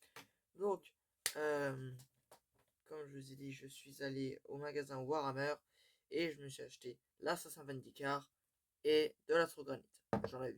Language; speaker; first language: French; native; French